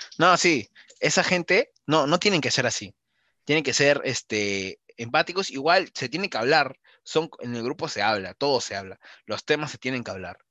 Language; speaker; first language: Spanish; native; Spanish